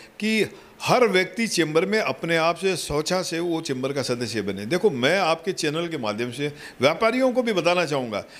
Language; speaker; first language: Hindi; native; Hindi